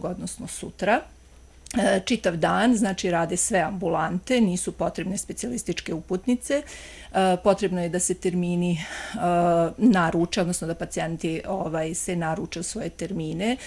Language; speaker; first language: Croatian; native; Croatian